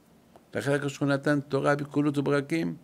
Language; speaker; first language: Hebrew; non-native, fluent; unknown